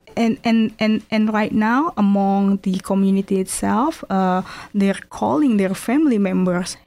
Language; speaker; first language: English; non-native, fluent; Indonesian